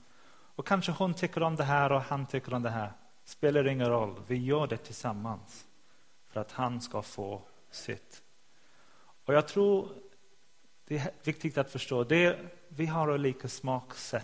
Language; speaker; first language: Swedish; non-native, fluent; English